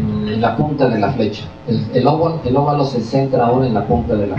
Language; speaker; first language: Spanish; native; Spanish